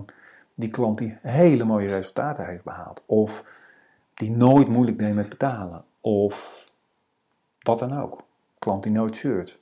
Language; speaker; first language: Dutch; native; Dutch